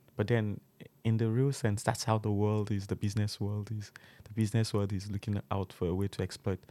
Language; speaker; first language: English; non-native, local second language; Yoruba